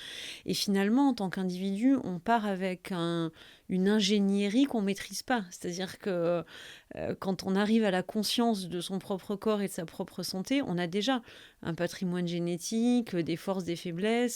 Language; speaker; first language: French; native; French